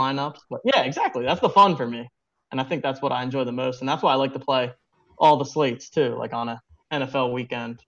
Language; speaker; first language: English; native; English